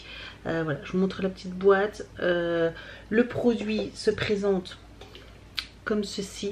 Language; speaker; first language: French; native; French